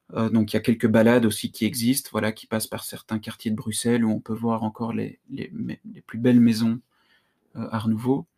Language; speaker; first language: French; native; French